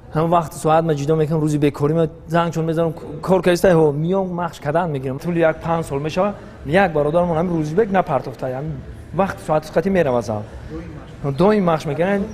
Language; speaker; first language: Tajik; native; Tajik